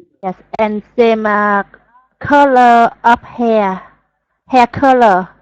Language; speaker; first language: English; non-native, learner; Vietnamese